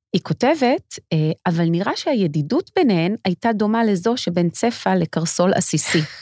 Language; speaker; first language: Hebrew; native; Hebrew